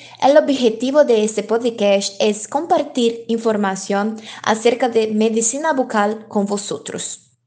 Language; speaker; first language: Spanish; non-native, learner; Portuguese